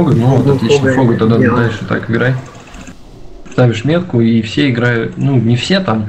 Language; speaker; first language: Russian; native; Russian